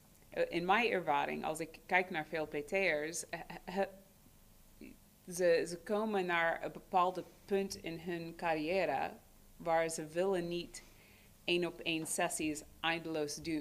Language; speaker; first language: Dutch; non-native, fluent; English